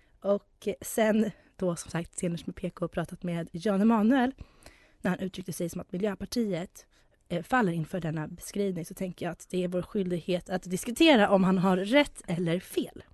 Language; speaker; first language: Swedish; native; Swedish